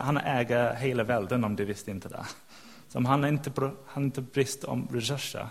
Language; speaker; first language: Swedish; non-native, fluent; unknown